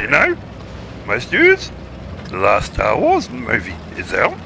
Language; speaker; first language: English; native; English